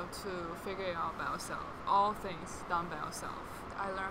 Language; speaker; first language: English; non-native, fluent; Chinese